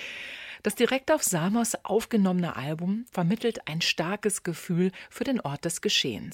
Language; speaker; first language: German; native; German